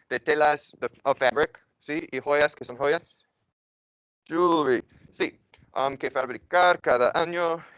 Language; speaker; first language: Spanish; non-native, fluent; English